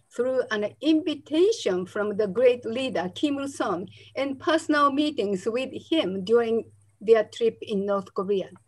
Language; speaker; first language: English; non-native, fluent; Japanese